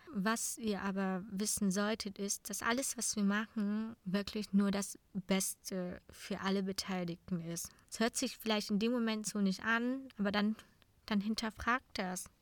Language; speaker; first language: German; non-native, fluent; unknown